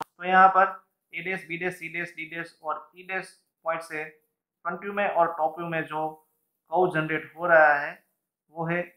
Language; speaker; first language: Hindi; non-native, local second language; Gujarati